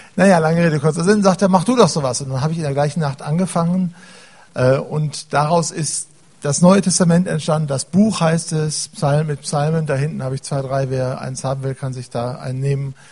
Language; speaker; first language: German; native; German